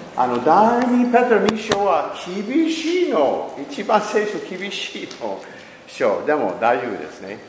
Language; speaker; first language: Japanese; non-native, learner; English